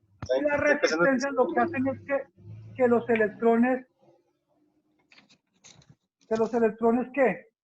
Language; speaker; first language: Spanish; native; Spanish